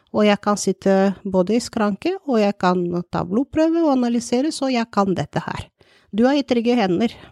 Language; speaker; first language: Norwegian; non-native, fluent; Bulgarian